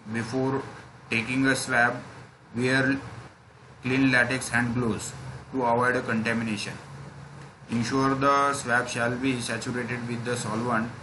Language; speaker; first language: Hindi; non-native, local second language; Marathi